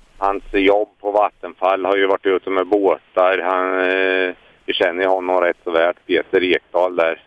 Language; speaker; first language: Swedish; native; Swedish